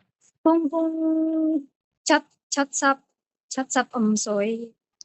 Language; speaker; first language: Cantonese; non-native, learner; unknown